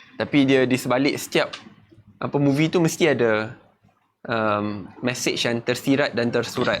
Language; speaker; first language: Malay; native; Malay